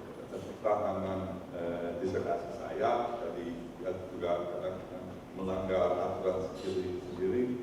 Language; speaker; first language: Indonesian; non-native, fluent; Dutch